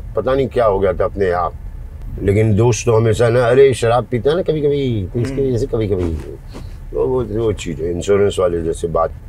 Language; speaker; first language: Hindi; native; Hindi